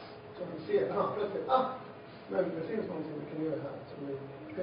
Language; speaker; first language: Swedish; non-native, fluent; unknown